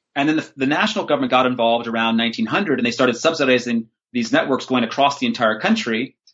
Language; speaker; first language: English; native; English